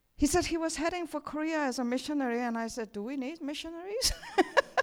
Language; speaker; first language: English; non-native, fluent; Korean